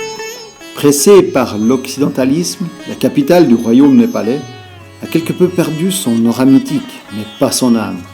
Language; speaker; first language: French; native; French